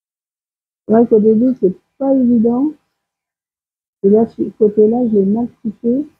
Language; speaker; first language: French; native; French